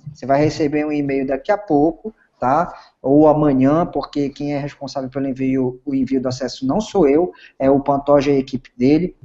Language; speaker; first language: Portuguese; native; Portuguese